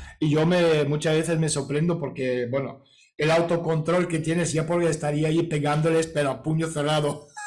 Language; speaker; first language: Spanish; non-native, fluent; Russian